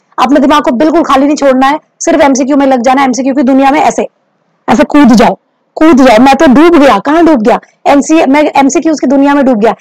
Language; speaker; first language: Hindi; native; Hindi